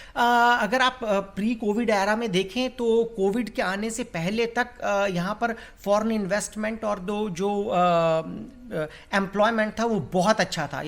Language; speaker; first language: Hindi; native; Hindi